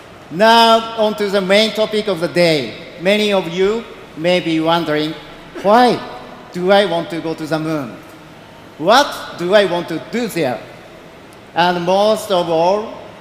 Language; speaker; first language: English; non-native, learner; Japanese